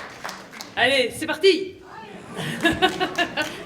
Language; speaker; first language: French; native; French